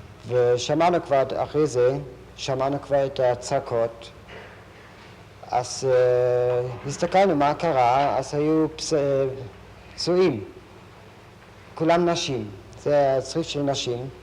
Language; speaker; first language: Hebrew; non-native, fluent; German